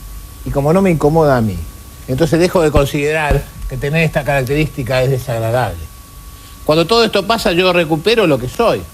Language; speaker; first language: Spanish; native; Spanish